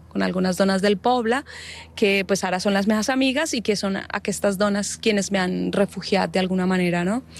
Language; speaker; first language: Catalan; non-native, learner; Spanish